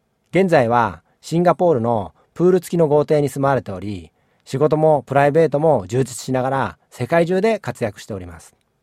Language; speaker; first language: Japanese; native; Japanese